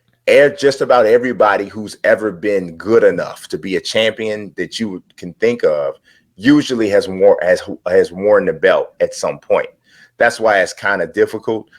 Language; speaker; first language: English; native; English